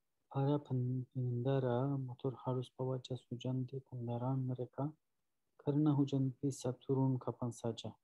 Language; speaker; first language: Indonesian; non-native, learner; Turkish